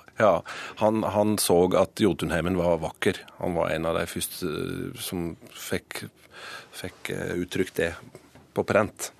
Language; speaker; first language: Norwegian; native; Norwegian